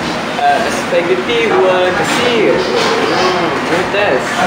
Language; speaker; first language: Arabic; non-native, learner; Malay